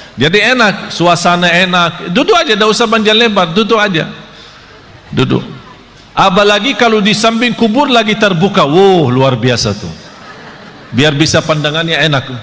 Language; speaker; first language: Malay; non-native, fluent; Arabic